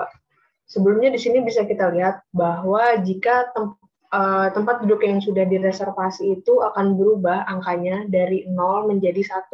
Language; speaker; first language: Indonesian; native; Indonesian